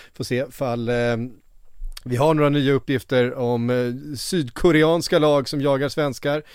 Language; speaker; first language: Swedish; native; Swedish